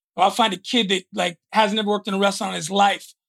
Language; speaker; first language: English; native; English